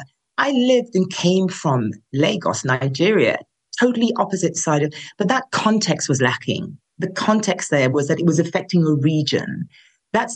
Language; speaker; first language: English; non-native, local second language; Yoruba